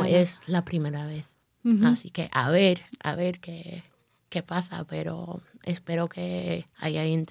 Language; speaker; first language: Spanish; non-native, fluent; English